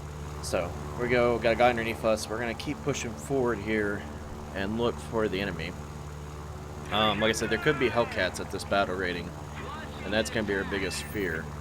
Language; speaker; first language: English; native; English